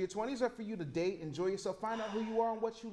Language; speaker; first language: English; native; English